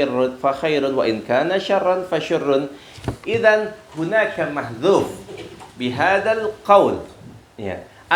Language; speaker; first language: Arabic; non-native, fluent; Indonesian